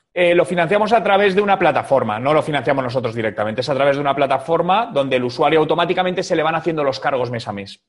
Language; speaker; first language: Spanish; native; Spanish